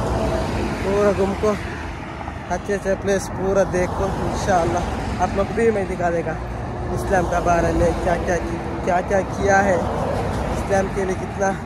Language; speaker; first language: Hindi; non-native, local second language; Kannada